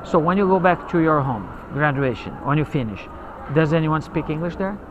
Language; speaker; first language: English; non-native, fluent; Portuguese